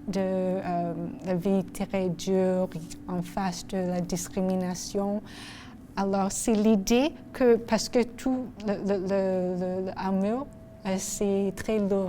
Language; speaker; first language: French; non-native, local second language; English